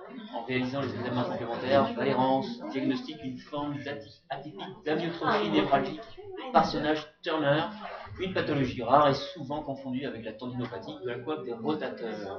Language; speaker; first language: French; native; French